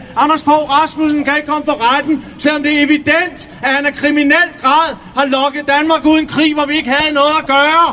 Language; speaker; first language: Danish; native; Danish